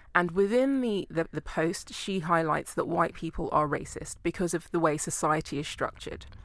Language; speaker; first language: English; native; English